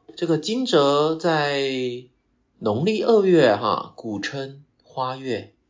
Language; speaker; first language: Chinese; non-native, local second language; Min Nan Chinese